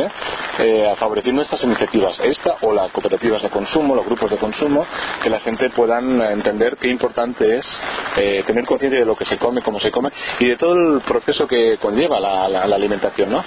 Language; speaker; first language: Spanish; native; Spanish